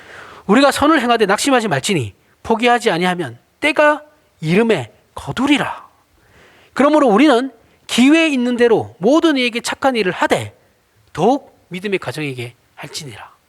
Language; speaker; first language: Korean; native; Korean